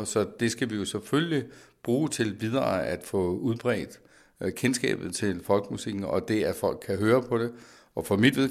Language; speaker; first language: Danish; native; Danish